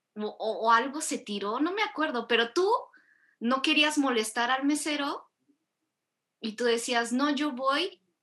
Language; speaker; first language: Spanish; early bilingual, other home language; Korean